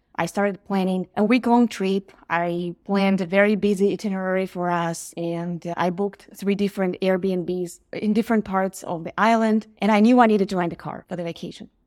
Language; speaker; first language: English; non-native, fluent; Ukrainian